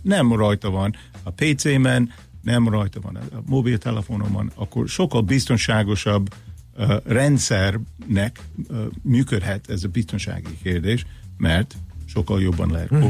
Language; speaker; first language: Hungarian; non-native, fluent; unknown